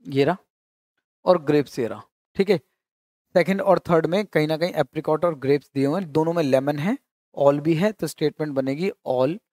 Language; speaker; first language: Hindi; native; Hindi